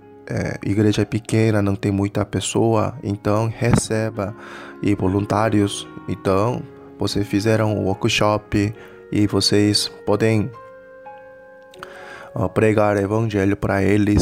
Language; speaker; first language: Portuguese; non-native, fluent; Korean